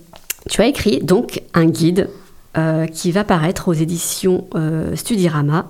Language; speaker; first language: French; native; French